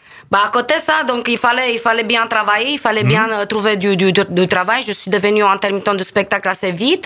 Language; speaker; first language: French; non-native, fluent; Romanian